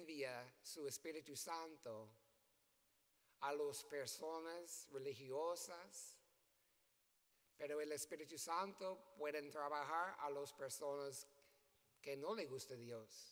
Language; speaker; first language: Spanish; non-native, learner; English